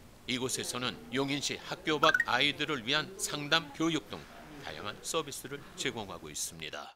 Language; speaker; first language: Korean; native; Korean